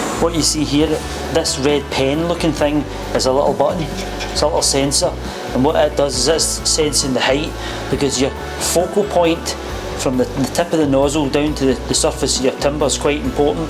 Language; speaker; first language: English; native; English